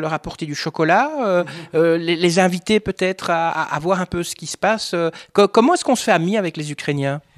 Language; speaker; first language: French; native; French